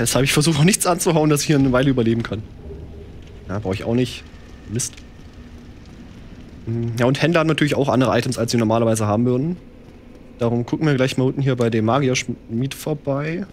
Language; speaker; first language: German; native; German